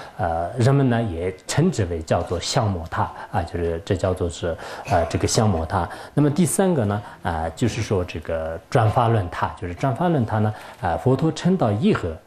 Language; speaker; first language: Chinese; non-native, local second language; Tibetan